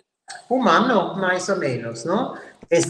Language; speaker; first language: Portuguese; non-native, fluent; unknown